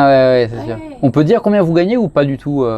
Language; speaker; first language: French; native; French